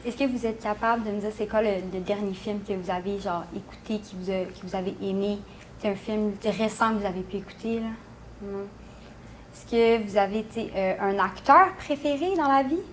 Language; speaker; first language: French; native; French